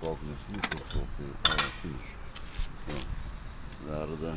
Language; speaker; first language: Lithuanian; native; Lithuanian